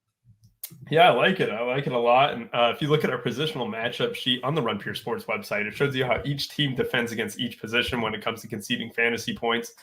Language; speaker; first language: English; native; English